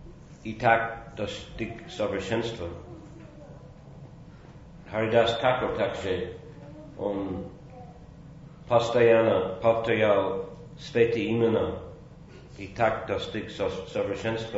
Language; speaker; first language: Russian; non-native, fluent; English